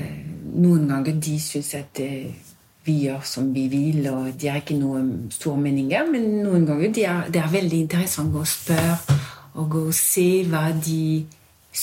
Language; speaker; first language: Norwegian; non-native, fluent; French